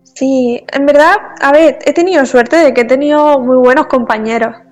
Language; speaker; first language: Spanish; native; Spanish